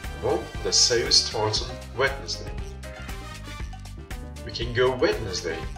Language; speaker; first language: English; non-native, fluent; Portuguese